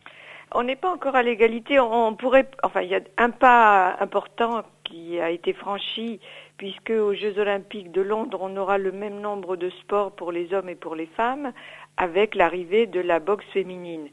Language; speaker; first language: French; native; French